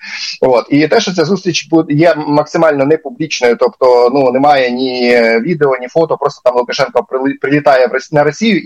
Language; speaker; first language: Ukrainian; native; Ukrainian